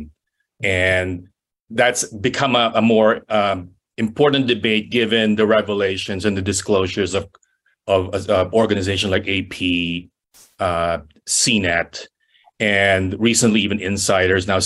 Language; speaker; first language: English; non-native, local second language; Filipino